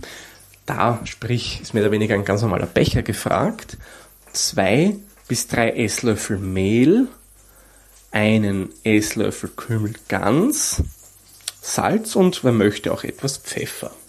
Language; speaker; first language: German; native; German